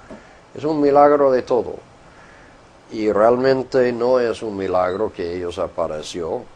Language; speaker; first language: Spanish; non-native, fluent; English